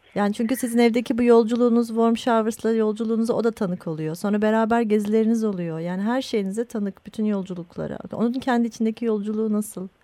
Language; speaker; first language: Turkish; native; Turkish